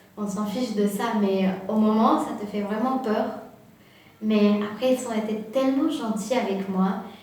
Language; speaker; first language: French; non-native, fluent; Spanish